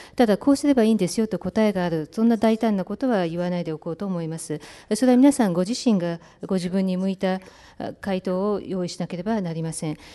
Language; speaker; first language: Japanese; native; Japanese